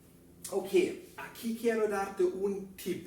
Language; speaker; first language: Spanish; non-native, fluent; German